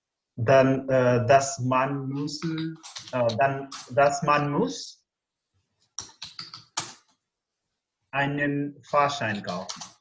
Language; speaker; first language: German; non-native, learner; English